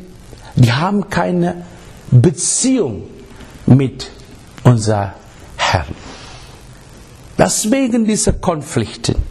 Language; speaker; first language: German; non-native, learner; English